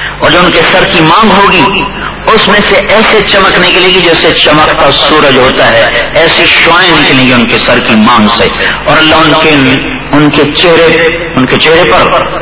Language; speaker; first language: Urdu; non-native, local second language; Punjabi